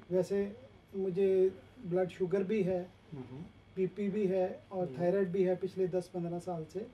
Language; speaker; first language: Hindi; native; Hindi